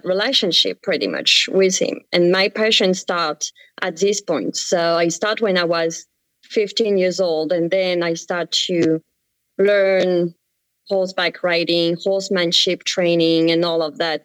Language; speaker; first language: English; non-native, fluent; French